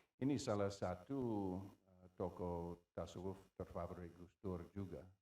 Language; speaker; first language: Indonesian; non-native, fluent; English